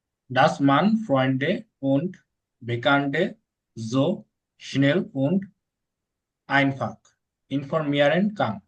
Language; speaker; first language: German; non-native, learner; Bangla